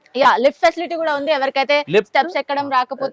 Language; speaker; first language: Telugu; native; Telugu